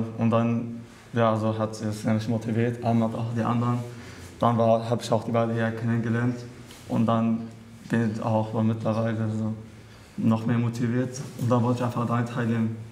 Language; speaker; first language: German; non-native, learner; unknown